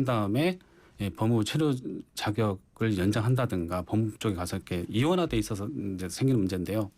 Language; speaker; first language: Korean; native; Korean